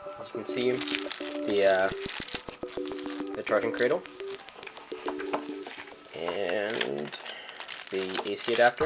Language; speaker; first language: English; native; English